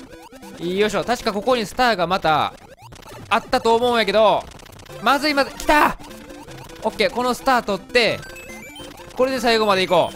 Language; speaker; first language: Japanese; native; Japanese